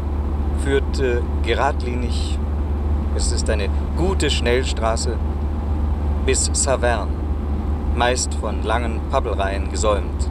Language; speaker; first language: German; native; German